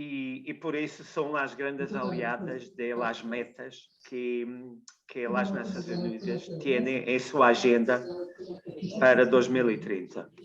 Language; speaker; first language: Spanish; non-native, learner; Portuguese